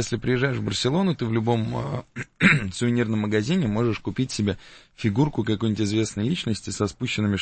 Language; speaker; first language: Russian; native; Russian